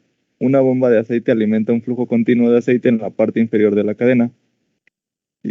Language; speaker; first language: Spanish; native; Spanish